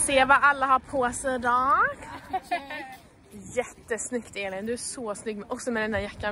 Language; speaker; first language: Swedish; native; Swedish